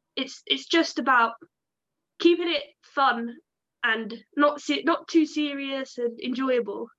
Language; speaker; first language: English; native; English